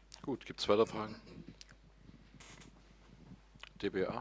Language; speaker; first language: German; native; German